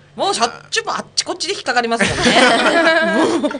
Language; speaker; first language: Japanese; native; Japanese